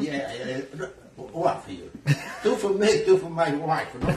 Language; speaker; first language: English; non-native, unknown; Italian